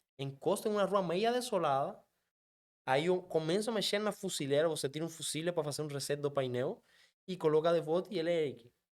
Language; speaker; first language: Portuguese; non-native, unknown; Spanish